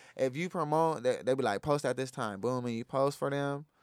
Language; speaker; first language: English; native; English